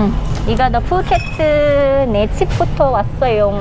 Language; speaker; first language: Korean; non-native, learner; Thai